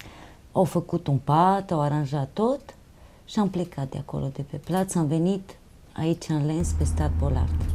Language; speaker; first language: Romanian; non-native, local second language; Romany